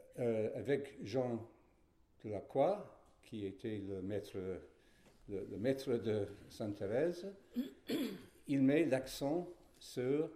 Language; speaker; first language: French; non-native, fluent; English